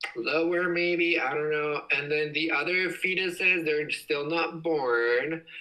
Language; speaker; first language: English; native; English